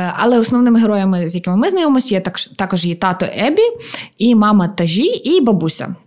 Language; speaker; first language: Ukrainian; native; Ukrainian